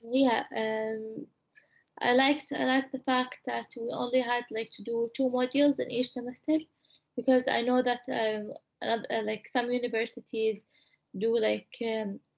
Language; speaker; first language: English; non-native, fluent; Arabic